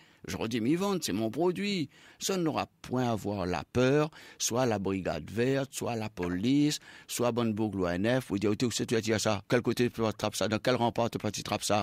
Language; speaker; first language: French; non-native, local second language; Réunion Creole French